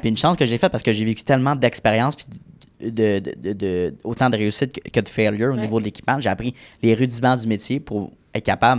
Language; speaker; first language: French; native; French